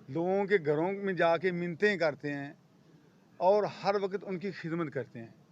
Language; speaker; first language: Urdu; non-native, local second language; Punjabi